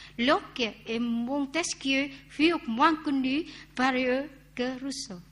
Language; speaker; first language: French; non-native, fluent; Vietnamese